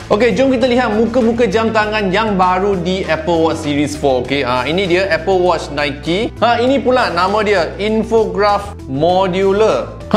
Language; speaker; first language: Malay; non-native, local second language; Cantonese